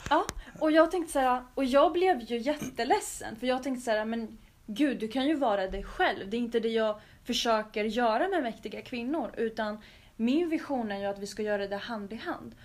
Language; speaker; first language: Swedish; early bilingual, other home language; Azerbaijani